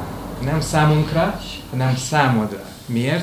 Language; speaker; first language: Hungarian; non-native, fluent; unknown